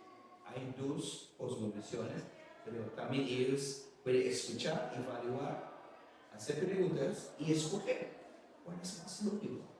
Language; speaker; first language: Spanish; non-native, learner; English